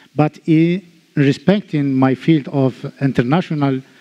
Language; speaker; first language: English; non-native, learner; Arabic